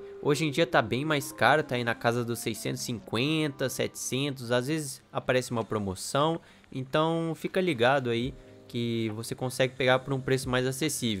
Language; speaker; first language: Portuguese; native; Portuguese